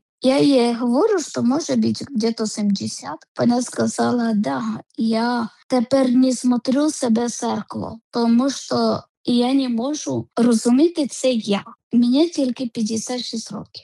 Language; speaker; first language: Ukrainian; non-native, learner; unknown